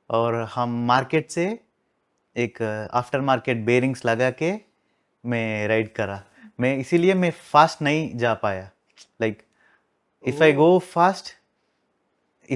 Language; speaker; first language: Hindi; non-native, local second language; Telugu